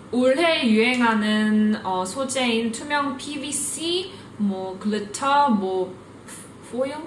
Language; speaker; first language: Korean; early bilingual, heritage; Korean